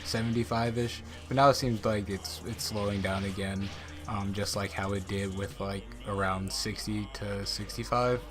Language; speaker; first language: English; native; English